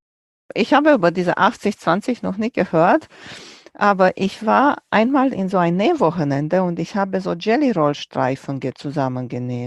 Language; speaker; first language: German; non-native, fluent; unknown